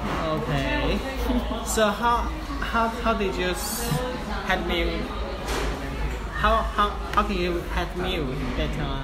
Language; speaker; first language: English; non-native, fluent; Cantonese